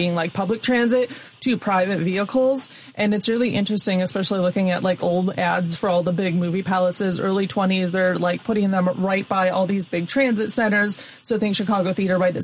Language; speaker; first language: English; native; English